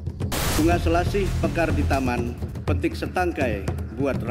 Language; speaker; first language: Indonesian; native; Indonesian